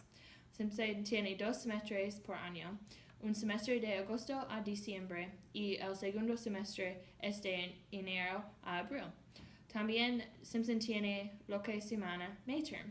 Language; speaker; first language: Spanish; non-native, learner; English